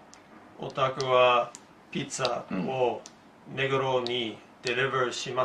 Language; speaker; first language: Japanese; non-native, learner; English